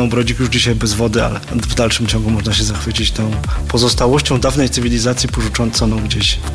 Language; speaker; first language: Polish; native; Polish